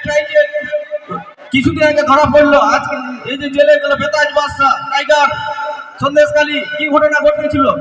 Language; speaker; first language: Bangla; native; Bangla